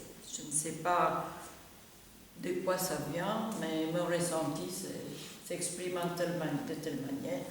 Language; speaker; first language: French; non-native, fluent; Romanian